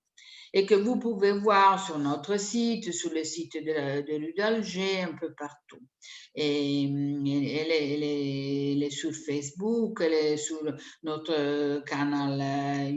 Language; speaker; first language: French; non-native, fluent; Italian